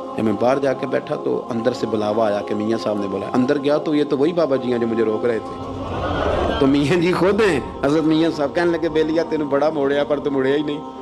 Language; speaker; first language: Urdu; non-native, local second language; Punjabi